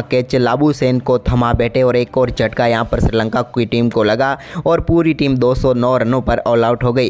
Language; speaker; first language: Hindi; native; Hindi